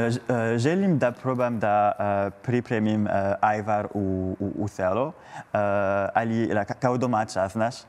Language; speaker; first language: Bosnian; non-native, learner; French